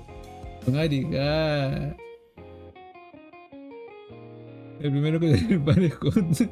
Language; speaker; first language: Spanish; native; Spanish